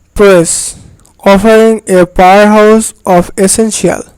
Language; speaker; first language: English; non-native, local second language; Bangla